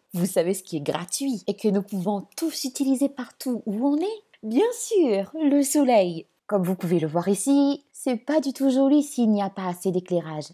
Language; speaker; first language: French; non-native, local second language; Malagasy